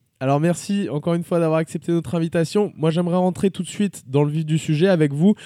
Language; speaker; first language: French; native; French